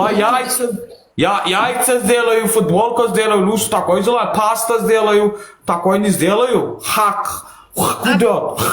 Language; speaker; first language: Russian; non-native, learner; Turkmen